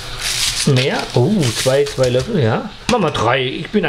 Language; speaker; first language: German; native; German